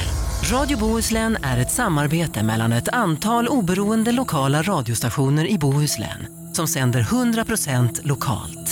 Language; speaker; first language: Swedish; native; Swedish